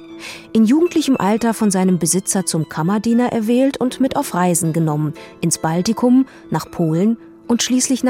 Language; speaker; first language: German; native; German